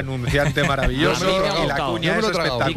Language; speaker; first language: Spanish; native; Spanish